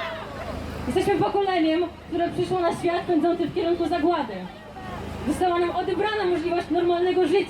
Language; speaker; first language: Polish; native; Polish